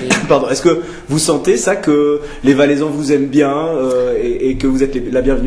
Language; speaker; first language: French; native; French